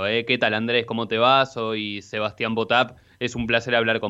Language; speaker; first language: Spanish; native; Spanish